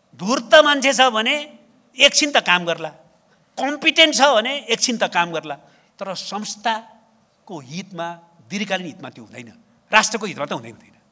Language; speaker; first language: Nepali; native; Nepali